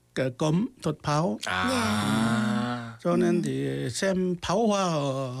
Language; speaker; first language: Vietnamese; non-native, fluent; Korean